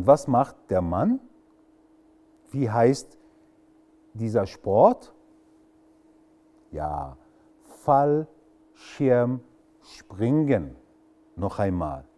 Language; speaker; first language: German; non-native, fluent; Arabic